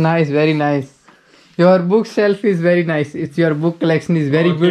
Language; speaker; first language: English; non-native, local second language; Hindi